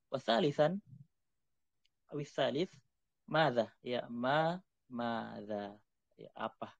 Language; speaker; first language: Arabic; non-native, fluent; Indonesian